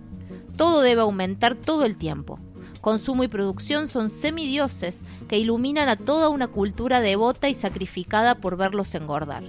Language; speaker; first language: Spanish; native; Spanish